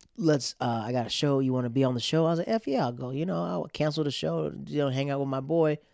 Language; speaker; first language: English; native; English